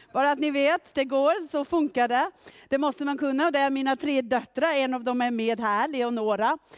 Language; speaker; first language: Swedish; non-native, fluent; German